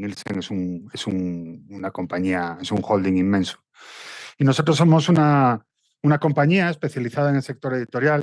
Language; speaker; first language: Spanish; native; Spanish